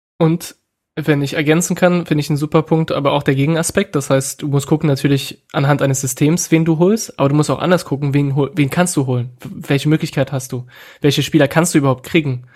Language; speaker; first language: German; non-native, fluent; French